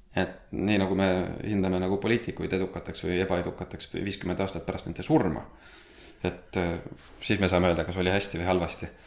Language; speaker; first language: Estonian; native; Estonian